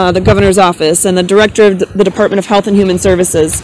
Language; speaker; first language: English; native; English